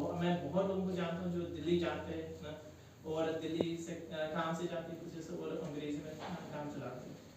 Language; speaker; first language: Hindi; non-native, fluent; English